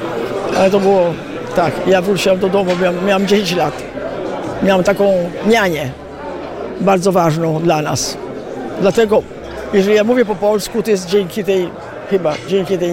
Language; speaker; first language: Polish; early bilingual, heritage; Italian